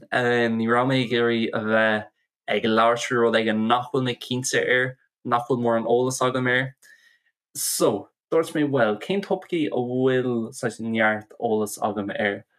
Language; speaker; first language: Irish; non-native, local second language; English